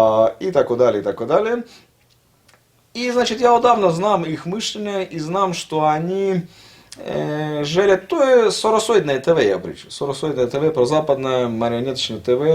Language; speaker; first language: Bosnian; non-native, learner; Russian